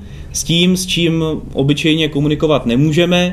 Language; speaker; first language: Czech; native; Czech